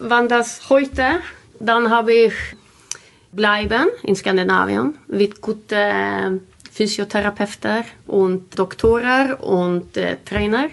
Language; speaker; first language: German; non-native, learner; Swedish